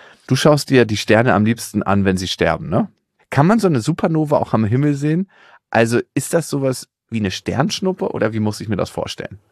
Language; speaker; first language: German; native; German